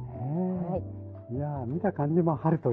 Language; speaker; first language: Japanese; native; Japanese